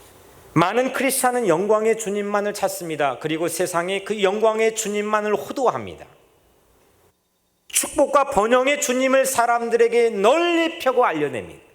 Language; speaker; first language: Korean; native; Korean